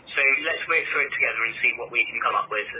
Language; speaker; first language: English; native; English